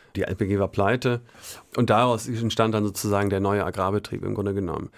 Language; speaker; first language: German; native; German